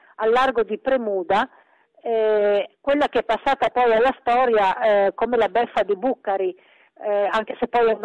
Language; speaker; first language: Italian; native; Italian